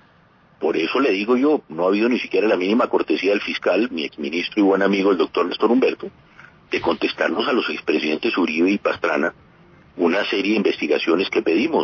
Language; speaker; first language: Spanish; native; Spanish